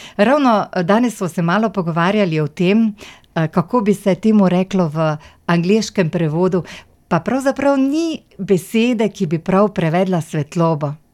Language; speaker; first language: Slovenian; native; Slovenian